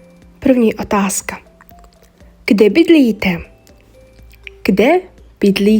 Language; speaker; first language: Czech; non-native, learner; Mongolian